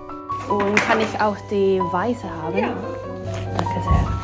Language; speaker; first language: German; non-native, learner; Cantonese